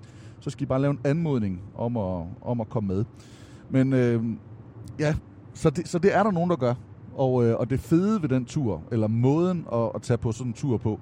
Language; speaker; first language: Danish; native; Danish